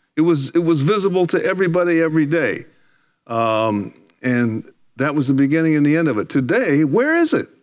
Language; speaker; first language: English; native; English